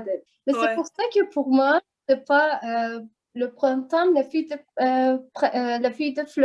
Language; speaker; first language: French; non-native, learner; Azerbaijani